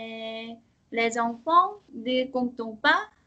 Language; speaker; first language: French; non-native, learner; Korean